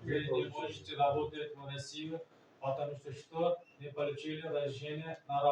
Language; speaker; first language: Russian; non-native, learner; Uzbek